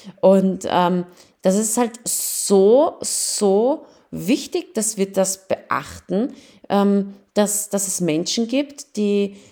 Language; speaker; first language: German; early bilingual, other home language; Persian